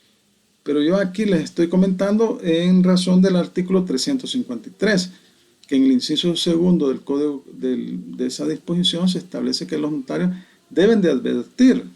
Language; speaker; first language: Spanish; native; Spanish